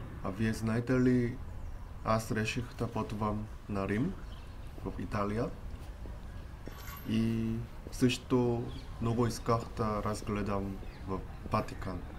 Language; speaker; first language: Bulgarian; non-native, learner; Korean